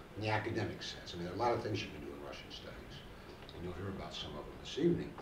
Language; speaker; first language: English; native; English